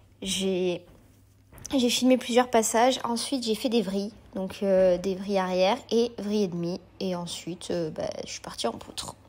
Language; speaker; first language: French; native; French